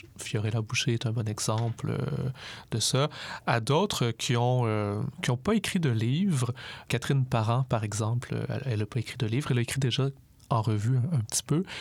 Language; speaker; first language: French; native; French